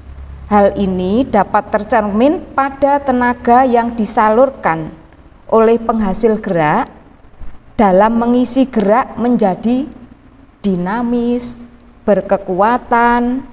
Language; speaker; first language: Malay; native; Malay